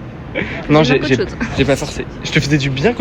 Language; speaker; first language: French; native; French